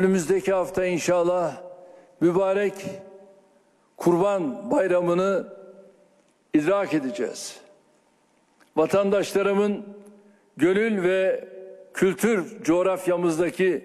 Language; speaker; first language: Turkish; native; Turkish